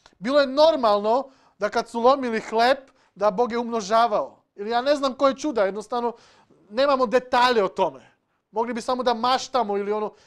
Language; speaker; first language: Serbian; non-native, local second language; Slovak